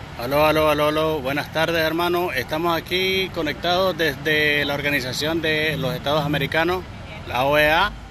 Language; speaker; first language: Spanish; native; Spanish